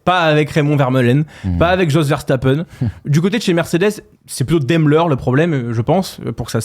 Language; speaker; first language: French; native; French